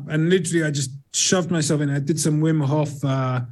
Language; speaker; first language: English; native; English